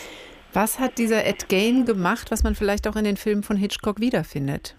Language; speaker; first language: German; native; German